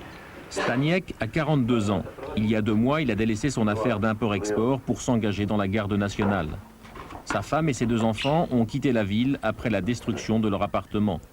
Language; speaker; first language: French; native; French